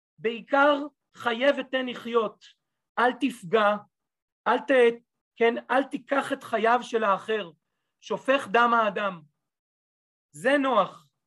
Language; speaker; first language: Hebrew; native; Hebrew